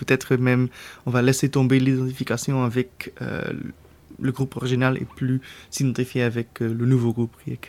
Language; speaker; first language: French; non-native, local second language; Dutch